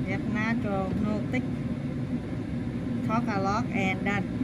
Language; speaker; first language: English; non-native, learner; Vietnamese